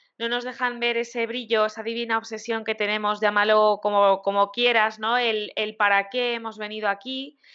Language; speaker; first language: Spanish; native; Spanish